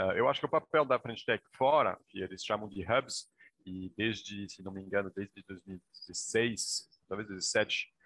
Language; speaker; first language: Portuguese; non-native, fluent; French